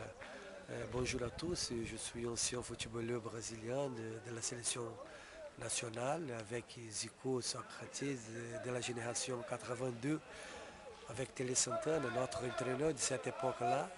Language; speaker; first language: French; non-native, fluent; Portuguese